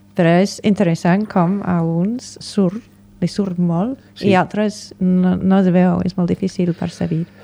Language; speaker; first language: Catalan; non-native, fluent; English